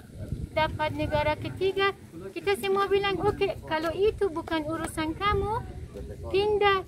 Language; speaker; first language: Indonesian; non-native, learner; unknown